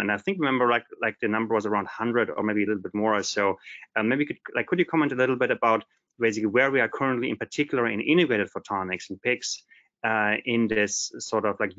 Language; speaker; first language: English; non-native, fluent; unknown